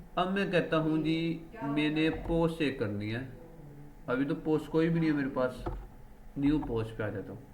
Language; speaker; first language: Urdu; non-native, local second language; Punjabi